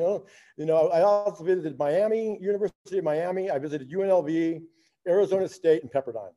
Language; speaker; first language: English; native; English